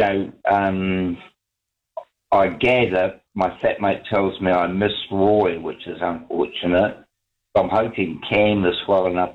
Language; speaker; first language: English; native; English